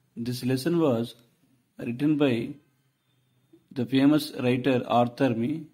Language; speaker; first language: English; non-native, local second language; Telugu